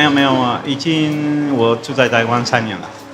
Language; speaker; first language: Chinese; non-native, learner; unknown